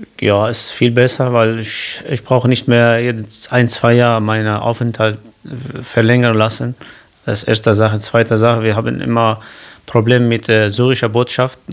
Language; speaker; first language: German; non-native, learner; Kurdish